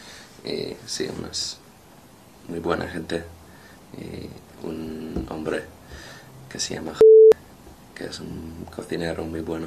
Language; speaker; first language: Spanish; non-native, fluent; English